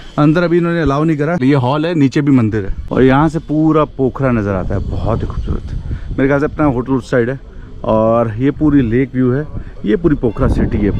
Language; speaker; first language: Hindi; native; Hindi